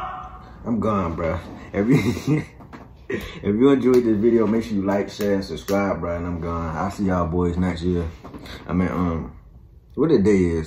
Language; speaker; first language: English; native; English